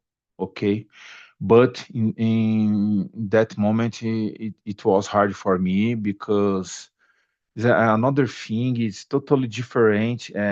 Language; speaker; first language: English; non-native, learner; Portuguese